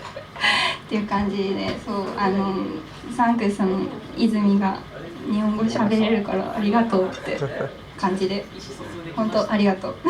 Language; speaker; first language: Japanese; native; Japanese